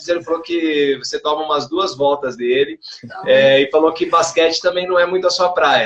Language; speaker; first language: Portuguese; native; Portuguese